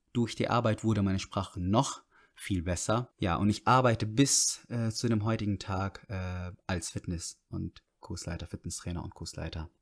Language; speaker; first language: German; non-native, fluent; Arabic